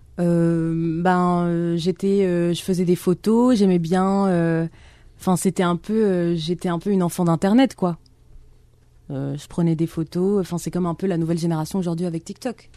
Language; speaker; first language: French; non-native, local second language; Arabic